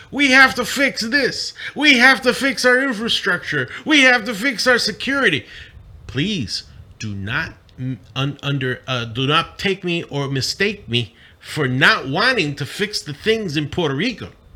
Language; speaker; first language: English; non-native, local second language; Spanish